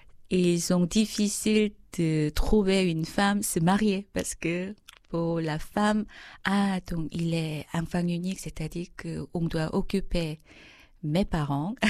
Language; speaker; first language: French; non-native, fluent; Korean